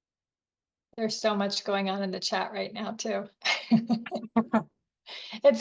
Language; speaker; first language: English; native; English